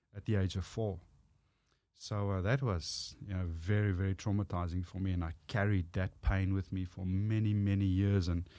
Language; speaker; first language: English; non-native, local second language; Afrikaans